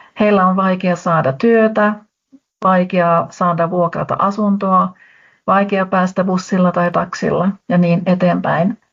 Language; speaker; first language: Finnish; native; Finnish